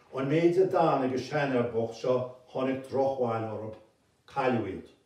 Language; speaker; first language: Irish; native; Irish